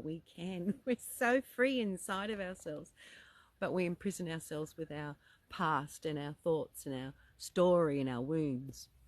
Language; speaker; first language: English; native; English